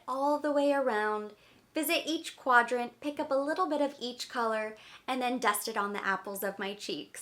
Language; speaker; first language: English; native; English